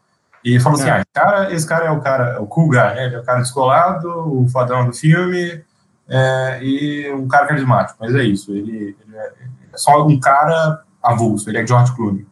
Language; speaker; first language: Portuguese; native; Portuguese